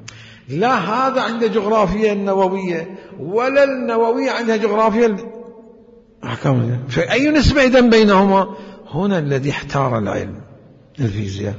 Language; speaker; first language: Arabic; native; Arabic